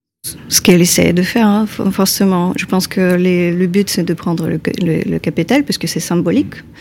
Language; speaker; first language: French; non-native, fluent; Ukrainian